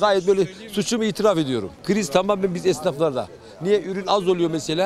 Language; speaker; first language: Turkish; native; Turkish